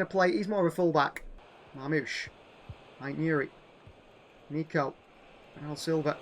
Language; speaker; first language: English; native; English